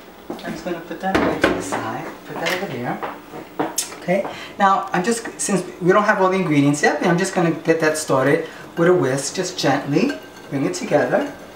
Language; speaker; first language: English; early bilingual, other home language; Spanish